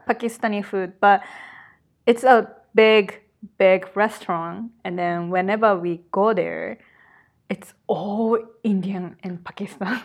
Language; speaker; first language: English; non-native, fluent; Japanese